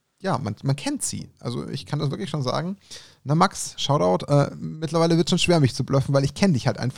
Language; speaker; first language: German; native; German